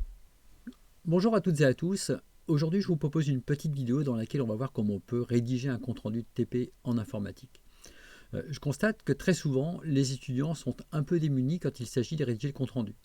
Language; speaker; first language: French; native; French